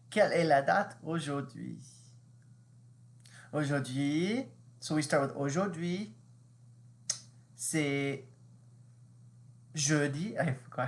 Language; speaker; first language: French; non-native, fluent; English